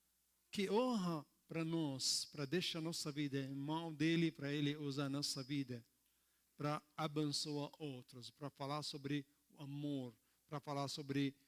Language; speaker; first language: Portuguese; non-native, learner; Arabic